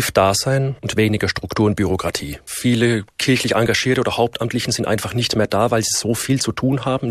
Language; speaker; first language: German; native; German